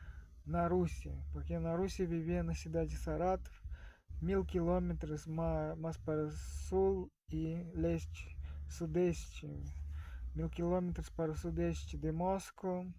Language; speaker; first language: Portuguese; non-native, fluent; Russian